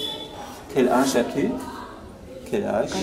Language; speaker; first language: French; non-native, learner; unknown